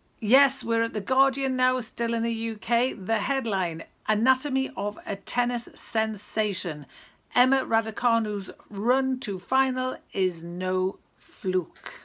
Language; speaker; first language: English; native; English